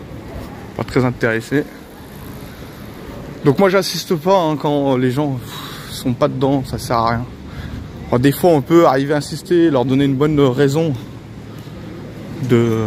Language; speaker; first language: French; native; French